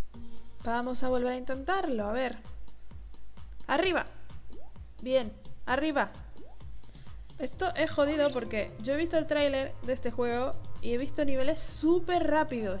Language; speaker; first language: Spanish; native; Spanish